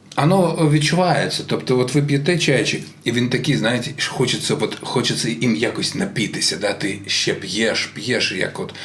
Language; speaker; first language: Ukrainian; non-native, local second language; Russian